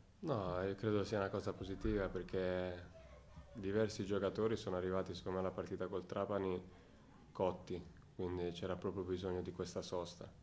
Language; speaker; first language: Italian; native; Italian